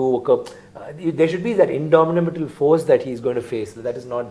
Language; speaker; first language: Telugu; non-native, local second language; Tamil